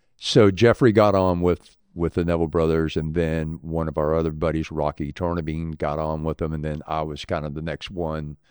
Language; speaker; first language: English; native; English